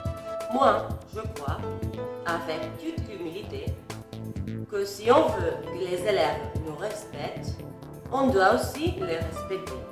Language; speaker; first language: French; non-native, fluent; Spanish